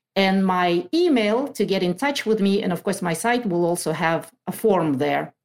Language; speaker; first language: English; non-native, fluent; Kazakh